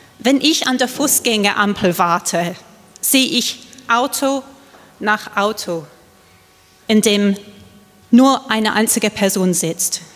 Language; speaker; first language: German; non-native, fluent; English